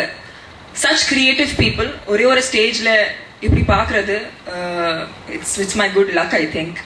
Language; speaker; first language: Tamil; non-native, fluent; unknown